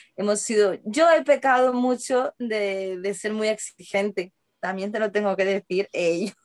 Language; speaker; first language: Spanish; native; Spanish